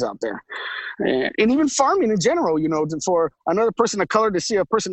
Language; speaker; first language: English; native; English